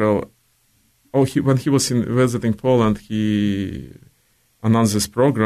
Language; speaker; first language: English; non-native, fluent; Ukrainian